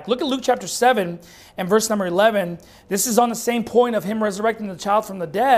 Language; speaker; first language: English; native; English